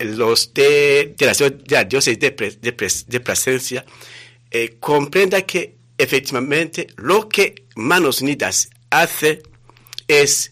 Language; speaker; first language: Spanish; non-native, fluent; Rundi